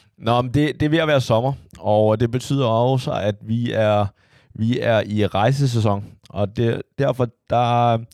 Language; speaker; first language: Danish; early bilingual, other home language; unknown